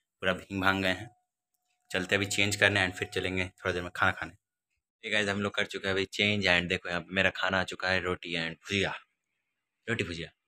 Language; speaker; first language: Hindi; native; Hindi